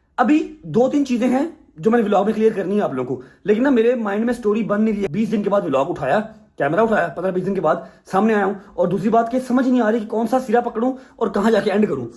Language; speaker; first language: Urdu; non-native, local second language; Punjabi